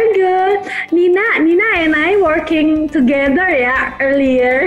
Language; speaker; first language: English; non-native, local second language; Indonesian